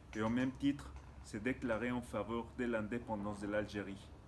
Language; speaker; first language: French; non-native, fluent; Spanish